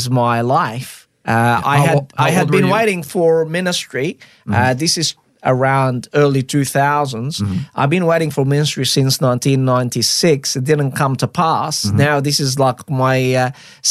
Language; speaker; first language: English; non-native, fluent; Arabic